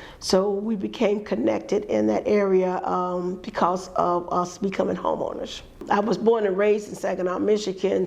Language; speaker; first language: English; native; English